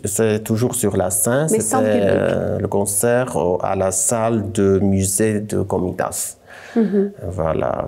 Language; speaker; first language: French; non-native, fluent; Armenian